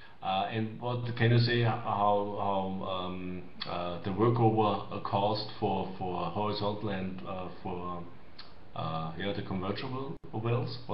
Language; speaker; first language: English; non-native, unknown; German